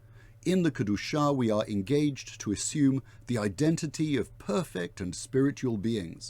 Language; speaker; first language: English; native; English